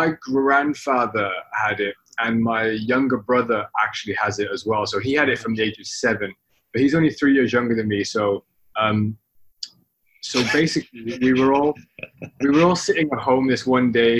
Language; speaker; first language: English; native; English